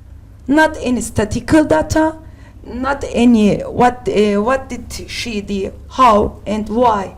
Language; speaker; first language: English; non-native, learner; Turkish